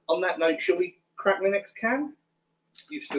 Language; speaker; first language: English; native; English